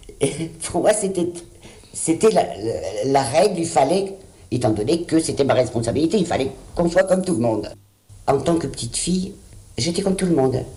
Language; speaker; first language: French; early bilingual, other home language; Spanish